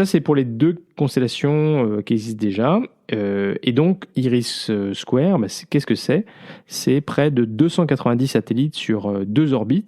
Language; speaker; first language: French; native; French